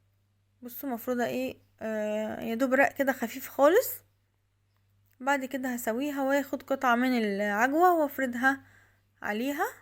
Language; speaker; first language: Arabic; native; Arabic